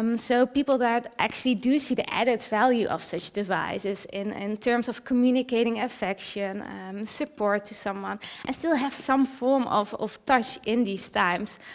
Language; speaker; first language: English; early bilingual, other home language; Dutch